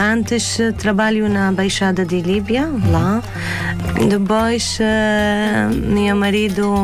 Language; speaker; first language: Portuguese; non-native, learner; Arabic